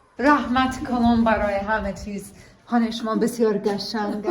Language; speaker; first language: Persian; non-native, learner; English